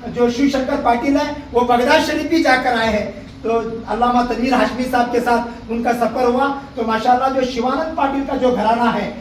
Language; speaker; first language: Hindi; non-native, local second language; Urdu